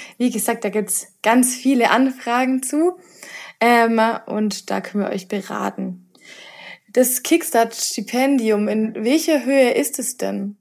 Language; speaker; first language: German; native; German